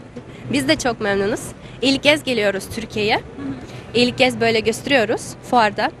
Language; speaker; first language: Turkish; non-native, fluent; Russian